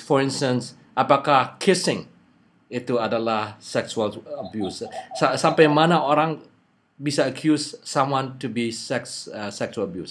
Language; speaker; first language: Indonesian; native; Indonesian